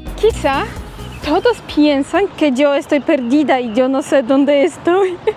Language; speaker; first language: Spanish; non-native, fluent; Polish